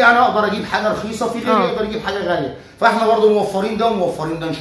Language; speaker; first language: Arabic; native; Arabic